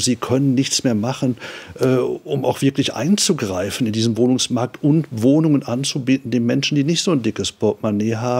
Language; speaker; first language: German; native; German